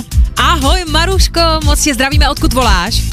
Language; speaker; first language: Czech; native; Czech